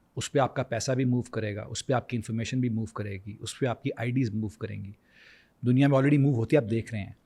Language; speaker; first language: Urdu; native; Urdu